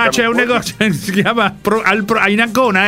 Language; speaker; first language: Italian; native; Italian